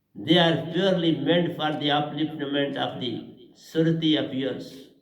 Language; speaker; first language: English; non-native, local second language; Hindi